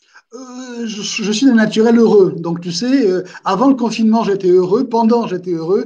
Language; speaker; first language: French; native; French